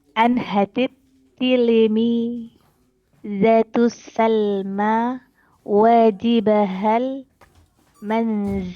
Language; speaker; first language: Arabic; non-native, learner; Indonesian